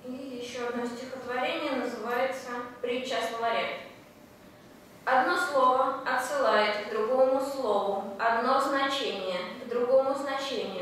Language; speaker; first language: Russian; native; Russian